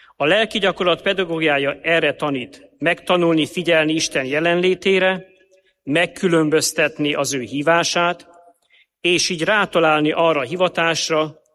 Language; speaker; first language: Hungarian; native; Hungarian